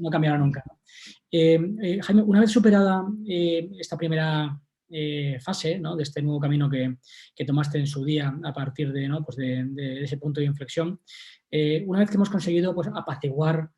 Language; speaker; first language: Spanish; native; Spanish